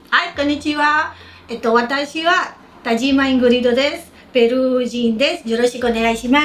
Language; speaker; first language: Japanese; non-native, learner; Spanish